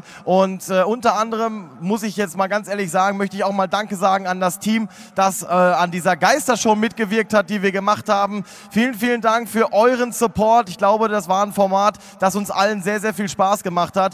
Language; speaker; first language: German; native; German